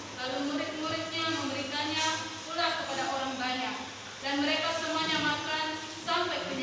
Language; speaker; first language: Indonesian; native; Indonesian